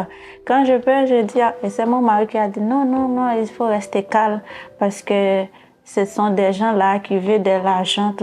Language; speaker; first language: French; non-native, learner; Haitian Creole